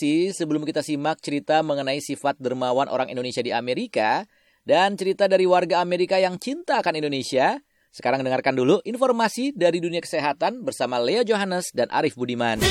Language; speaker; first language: Indonesian; native; Indonesian